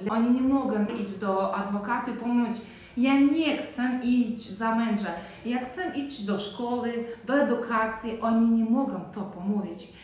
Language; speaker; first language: Polish; non-native, local second language; Romany